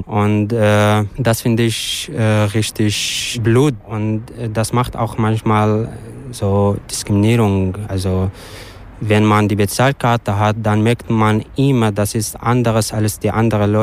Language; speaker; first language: German; non-native, learner; Arabic